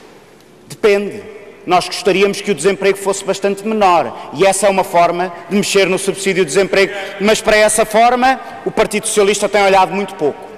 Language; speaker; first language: Portuguese; native; Portuguese